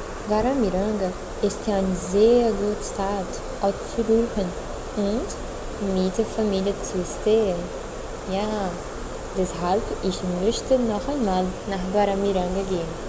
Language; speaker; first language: German; non-native, learner; Portuguese